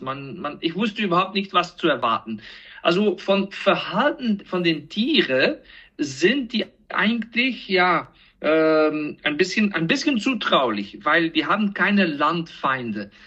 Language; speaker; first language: German; non-native, fluent; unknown